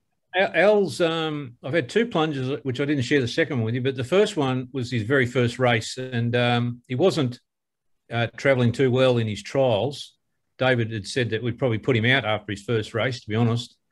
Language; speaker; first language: English; native; English